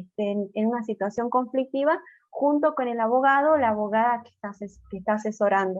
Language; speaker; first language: Spanish; native; Spanish